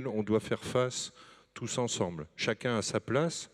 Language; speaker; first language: French; native; French